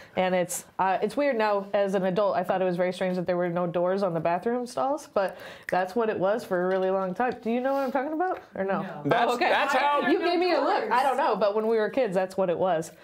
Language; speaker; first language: English; native; English